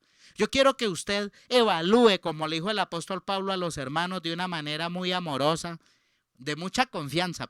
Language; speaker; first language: Spanish; native; Spanish